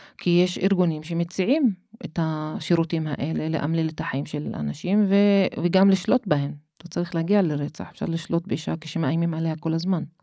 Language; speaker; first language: Hebrew; non-native, local second language; Arabic